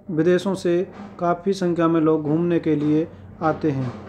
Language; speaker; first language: Hindi; native; Hindi